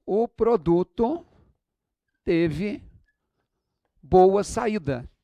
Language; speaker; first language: Portuguese; native; Portuguese